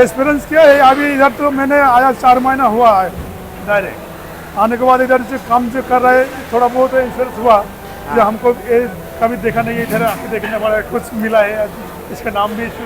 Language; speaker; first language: Hindi; non-native, local second language; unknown